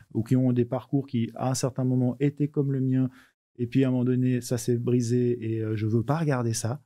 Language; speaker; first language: French; native; French